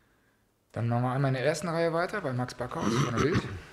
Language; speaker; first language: German; native; German